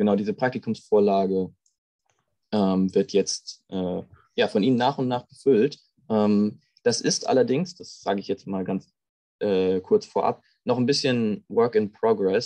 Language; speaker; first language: German; native; German